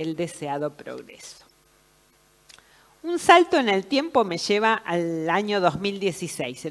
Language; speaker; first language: Spanish; native; Spanish